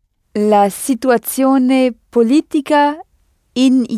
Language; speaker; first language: Italian; non-native, learner; French